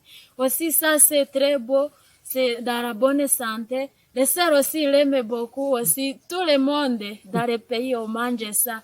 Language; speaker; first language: French; non-native, local second language; Kinyarwanda